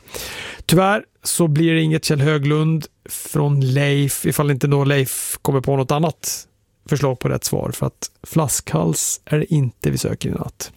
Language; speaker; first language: Swedish; native; Swedish